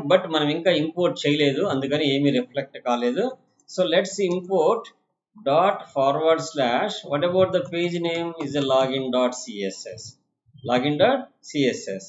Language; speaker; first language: Telugu; native; Telugu